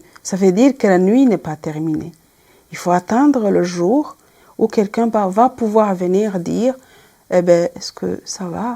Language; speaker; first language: French; non-native, local second language; Kinyarwanda